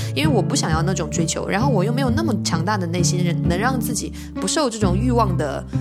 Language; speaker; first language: Chinese; native; Chinese